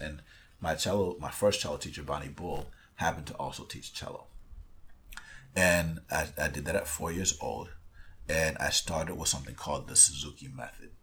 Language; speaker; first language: English; early bilingual, other home language; Spanish